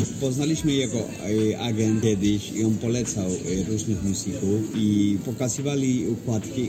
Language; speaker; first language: Polish; non-native, fluent; Spanish